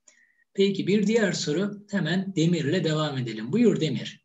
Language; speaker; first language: Turkish; native; Turkish